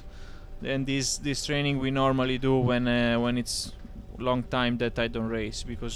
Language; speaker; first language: English; non-native, learner; Italian